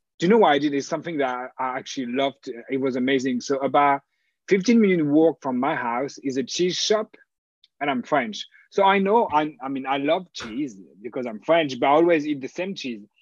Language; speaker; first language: English; non-native, fluent; French